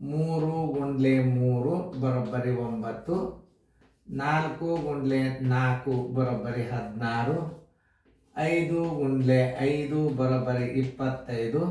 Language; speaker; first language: Kannada; native; Kannada